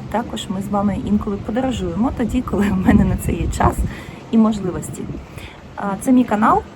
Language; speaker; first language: Ukrainian; native; Ukrainian